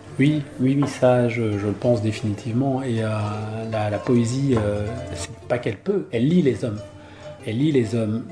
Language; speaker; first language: French; non-native, local second language; Duala